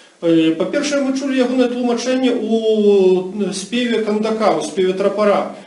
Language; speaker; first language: Belarusian; non-native, local second language; Russian